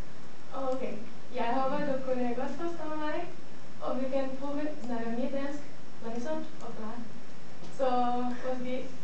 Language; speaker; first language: Danish; non-native, learner; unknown